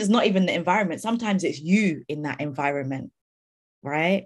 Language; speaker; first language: English; native; English